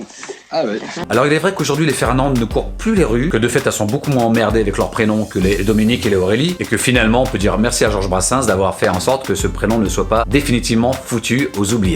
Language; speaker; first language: French; native; French